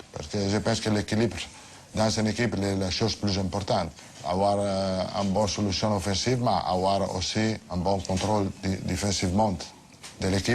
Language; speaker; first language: French; non-native, fluent; Italian